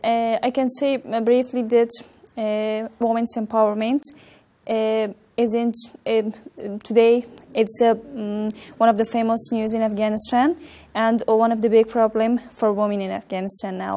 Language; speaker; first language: English; non-native, learner; Persian